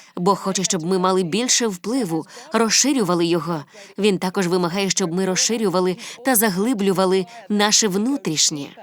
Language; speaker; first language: Ukrainian; non-native, fluent; English